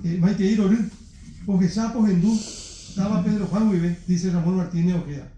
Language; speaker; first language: Spanish; native; Spanish